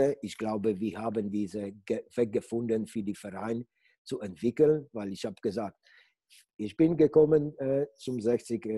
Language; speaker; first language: German; non-native, fluent; Polish